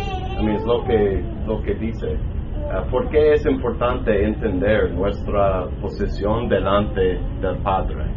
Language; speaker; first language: Spanish; non-native, learner; English